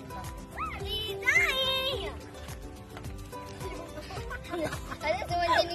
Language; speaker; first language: Italian; early bilingual, other home language; Filipino